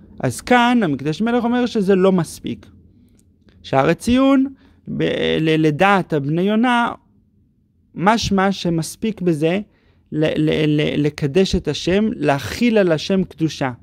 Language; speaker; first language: Hebrew; native; Hebrew